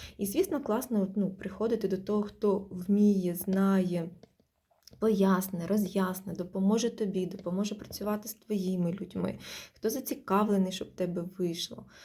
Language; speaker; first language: Ukrainian; non-native, local second language; Russian